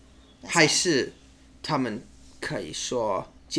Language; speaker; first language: Chinese; non-native, learner; English